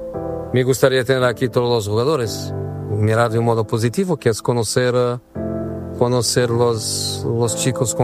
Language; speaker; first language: Spanish; non-native, fluent; Portuguese